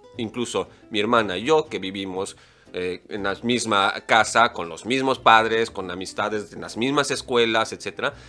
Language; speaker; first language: Spanish; native; Spanish